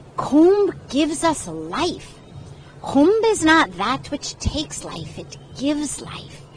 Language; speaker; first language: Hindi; non-native, fluent; English